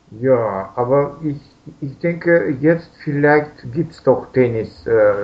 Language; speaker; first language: German; non-native, learner; Russian